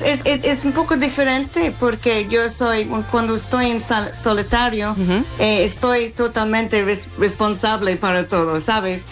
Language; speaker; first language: Spanish; non-native, local second language; English